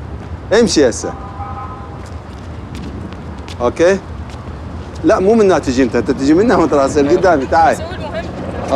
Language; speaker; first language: Arabic; native; Arabic